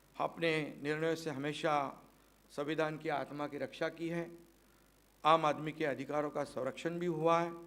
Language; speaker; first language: Hindi; non-native, local second language; Marathi